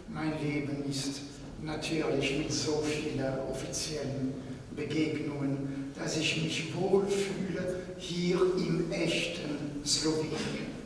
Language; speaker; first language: German; non-native, fluent; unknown